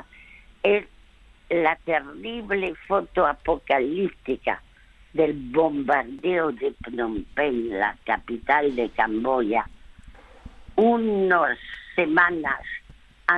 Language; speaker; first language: Spanish; early bilingual, other home language; French